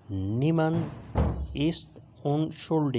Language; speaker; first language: German; non-native, learner; Urdu